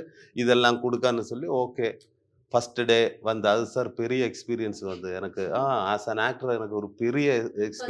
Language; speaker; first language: Tamil; non-native, learner; Malayalam